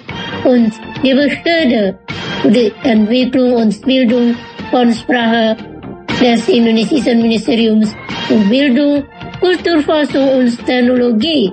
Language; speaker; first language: German; non-native, learner; Indonesian